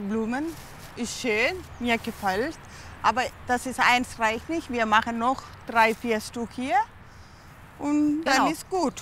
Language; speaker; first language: German; non-native, learner; Tamil